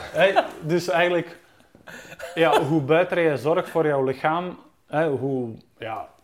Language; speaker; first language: Dutch; non-native, fluent; Czech